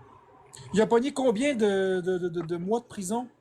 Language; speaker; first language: French; native; French